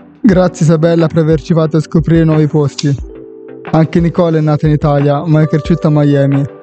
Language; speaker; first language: Italian; native; Italian